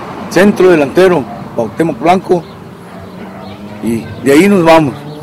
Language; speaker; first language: Spanish; native; Spanish